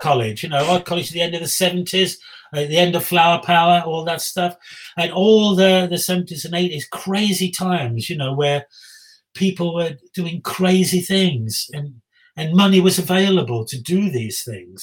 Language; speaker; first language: English; native; English